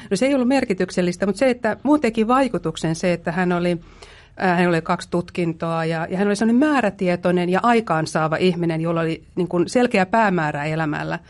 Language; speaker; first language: Finnish; native; Finnish